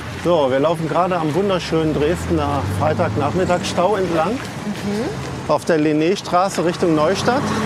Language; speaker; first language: German; native; German